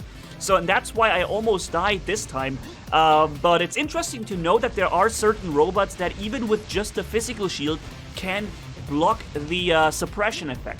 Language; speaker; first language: English; non-native, fluent; German